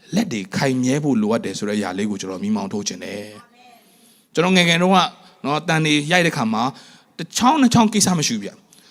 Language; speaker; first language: Burmese; non-native, local second language; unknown